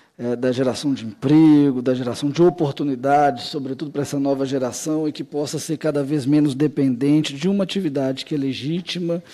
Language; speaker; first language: Portuguese; native; Portuguese